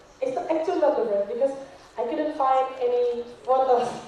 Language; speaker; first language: English; non-native, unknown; Indonesian